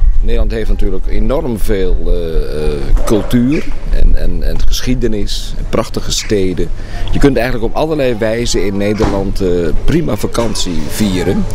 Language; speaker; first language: Dutch; native; Dutch